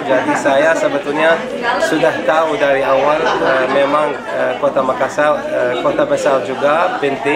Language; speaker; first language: Indonesian; non-native, learner; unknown